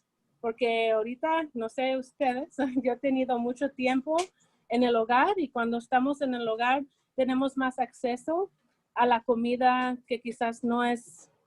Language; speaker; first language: Spanish; early bilingual, heritage; Spanish